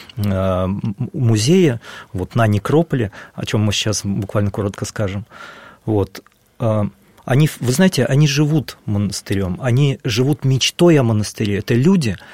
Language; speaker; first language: Russian; native; Russian